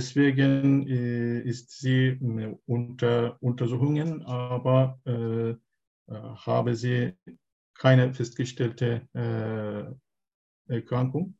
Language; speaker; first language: German; non-native, learner; Turkish